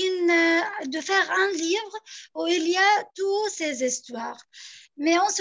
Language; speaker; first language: French; non-native, fluent; Arabic